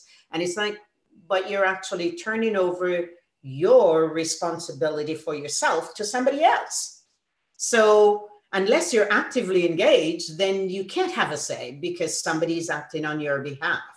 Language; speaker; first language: English; native; English